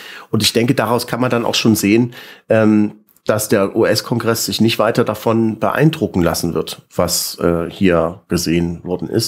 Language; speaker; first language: German; native; German